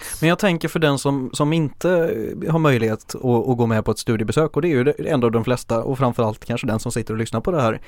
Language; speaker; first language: Swedish; native; Swedish